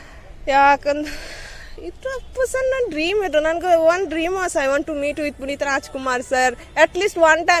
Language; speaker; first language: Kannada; non-native, local second language; Bangla